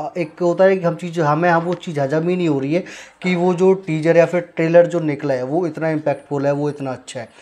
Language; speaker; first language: Hindi; native; Hindi